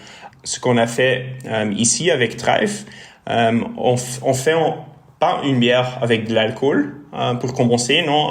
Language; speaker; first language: French; non-native, local second language; Dutch